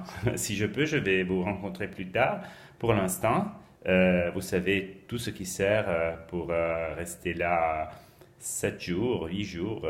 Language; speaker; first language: French; non-native, fluent; Italian